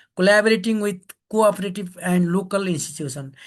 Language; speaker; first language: English; non-native, local second language; Nepali